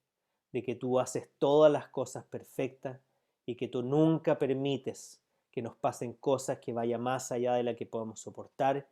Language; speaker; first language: Spanish; native; Spanish